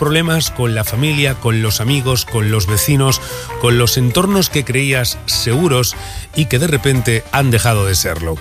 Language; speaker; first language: Spanish; native; Spanish